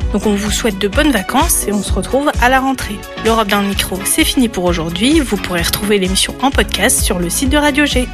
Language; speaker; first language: French; native; French